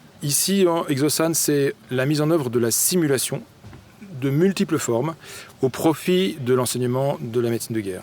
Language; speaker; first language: French; native; French